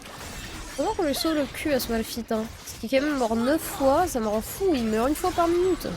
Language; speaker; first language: French; native; French